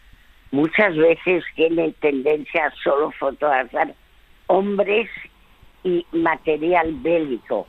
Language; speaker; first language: Spanish; early bilingual, other home language; French